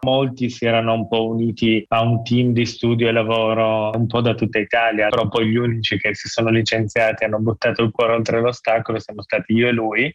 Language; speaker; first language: Italian; native; Italian